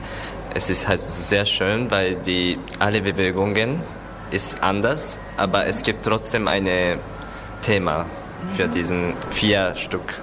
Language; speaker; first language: German; non-native, learner; Japanese